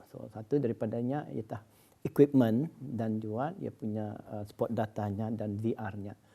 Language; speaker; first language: Malay; native; Malay